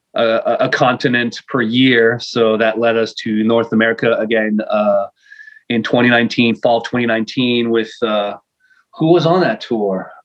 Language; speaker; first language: English; non-native, fluent; French